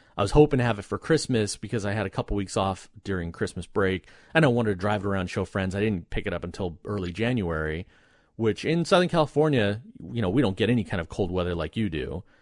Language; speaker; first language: English; native; English